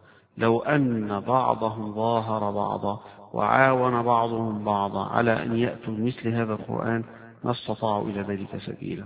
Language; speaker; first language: Arabic; native; Arabic